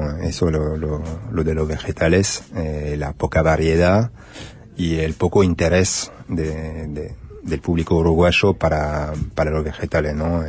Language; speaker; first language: Spanish; non-native, fluent; French